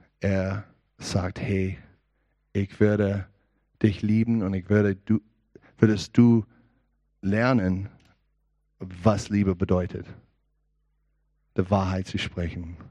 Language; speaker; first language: German; non-native, learner; English